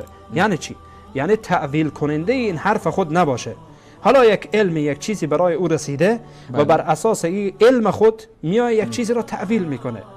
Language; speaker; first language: Persian; native; Persian